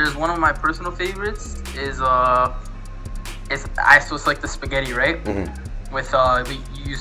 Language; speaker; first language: English; native; English